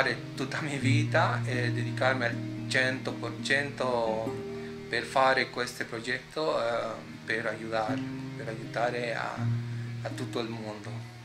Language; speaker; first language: Italian; non-native, learner; Spanish